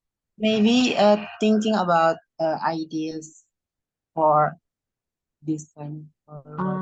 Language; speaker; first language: English; non-native, learner; Indonesian